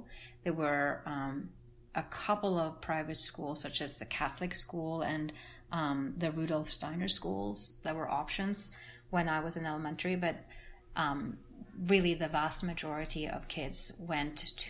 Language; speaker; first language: English; non-native, fluent; Norwegian